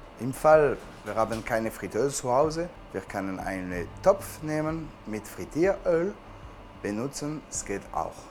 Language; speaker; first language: German; non-native, learner; French